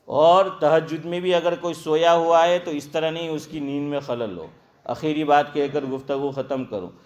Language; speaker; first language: Hindi; non-native, local second language; Gujarati